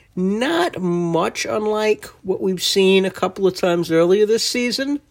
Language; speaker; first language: English; native; English